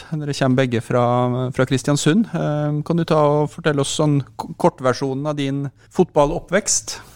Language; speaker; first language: Norwegian; native; Norwegian